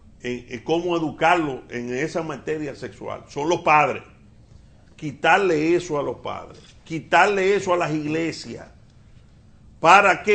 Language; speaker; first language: Spanish; native; Spanish